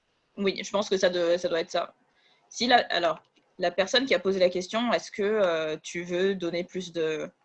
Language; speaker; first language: French; native; French